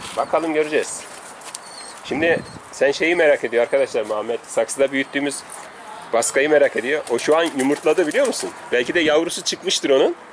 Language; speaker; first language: Turkish; native; Turkish